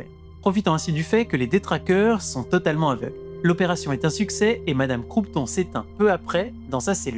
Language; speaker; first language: French; native; French